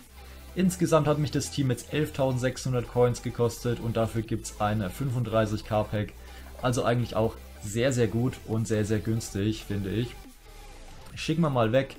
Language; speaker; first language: German; native; German